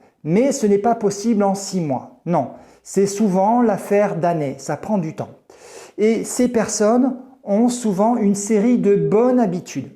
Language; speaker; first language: French; native; French